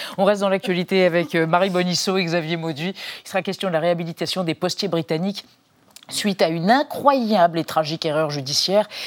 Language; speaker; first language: French; native; French